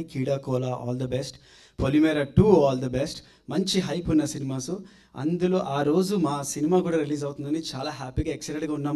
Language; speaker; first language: Telugu; native; Telugu